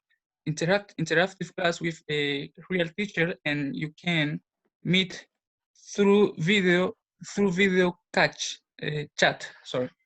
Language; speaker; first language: English; non-native, learner; Spanish